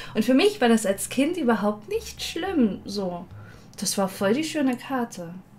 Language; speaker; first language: German; native; German